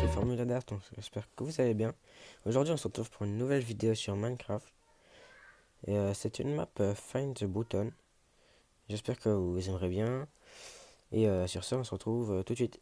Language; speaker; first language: French; native; French